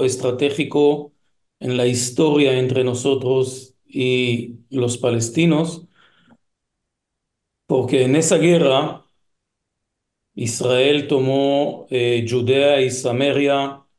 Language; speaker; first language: Spanish; non-native, fluent; Hebrew